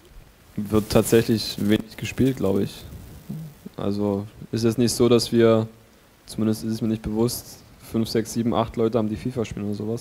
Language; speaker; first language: German; native; German